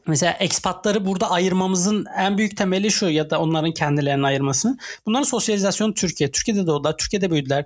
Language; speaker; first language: Turkish; native; Turkish